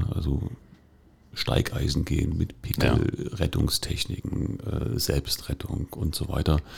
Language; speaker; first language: German; native; German